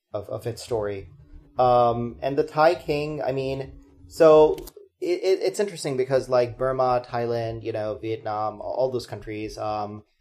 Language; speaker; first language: English; non-native, local second language; Hindi